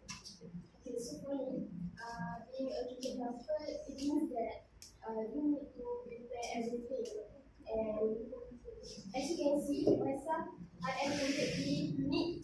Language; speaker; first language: English; non-native, local second language; Malay